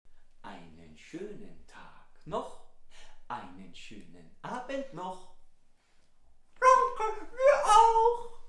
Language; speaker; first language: German; non-native, fluent; Italian